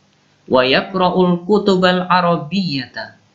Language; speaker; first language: Arabic; non-native, fluent; Indonesian